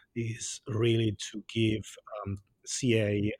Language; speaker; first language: English; non-native, fluent; Italian